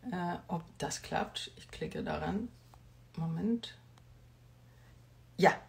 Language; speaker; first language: German; non-native, fluent; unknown